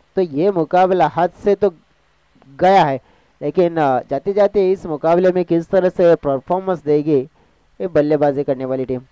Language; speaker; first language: Hindi; non-native, local second language; Marathi